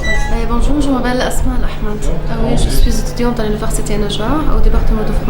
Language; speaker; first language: French; non-native, learner; Arabic